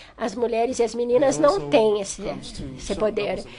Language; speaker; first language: Portuguese; non-native, fluent; English